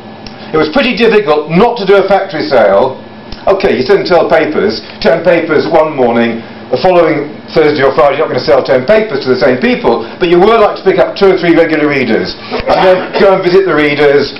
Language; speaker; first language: English; native; English